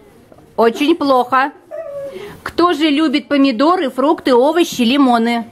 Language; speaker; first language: Russian; native; Russian